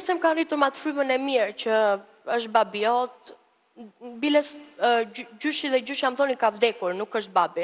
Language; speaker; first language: Albanian; early bilingual, heritage; Albanian